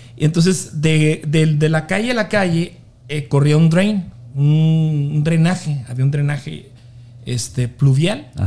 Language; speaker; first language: Spanish; native; Spanish